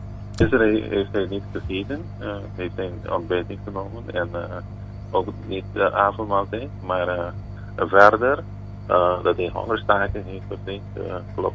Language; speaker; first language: Dutch; non-native, local second language; Papiamento